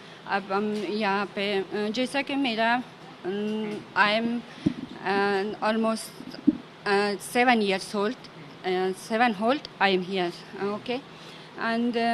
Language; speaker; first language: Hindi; non-native, fluent; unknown